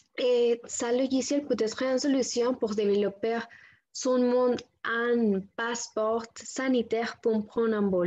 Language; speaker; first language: French; non-native, learner; Spanish